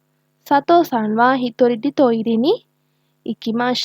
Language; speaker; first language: Japanese; non-native, learner; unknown